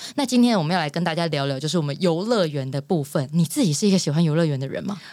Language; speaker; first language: Chinese; native; Chinese